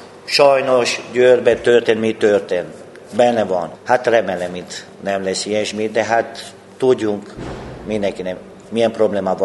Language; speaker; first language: Hungarian; non-native, learner; Romanian